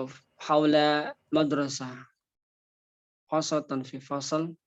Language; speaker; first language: Arabic; non-native, fluent; Indonesian